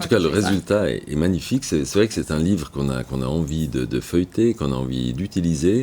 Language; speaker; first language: French; native; French